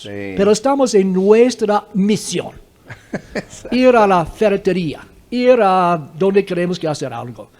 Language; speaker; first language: Spanish; non-native, fluent; English